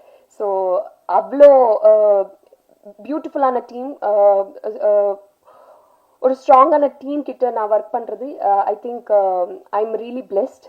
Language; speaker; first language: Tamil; non-native, learner; Telugu